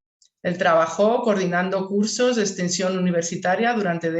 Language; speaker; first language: Spanish; native; Spanish